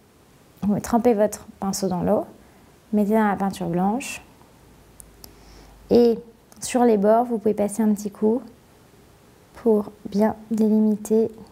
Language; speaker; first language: French; native; French